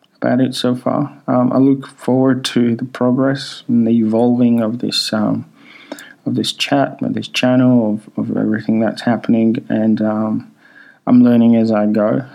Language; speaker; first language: English; early bilingual, other home language; Swahili